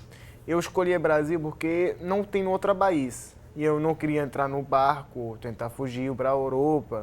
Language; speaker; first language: Portuguese; non-native, learner; Arabic